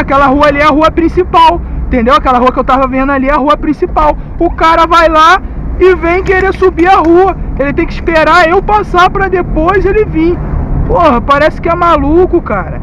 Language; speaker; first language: Portuguese; native; Portuguese